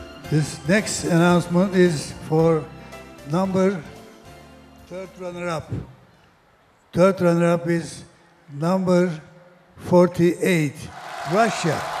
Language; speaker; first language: English; non-native, learner; Turkish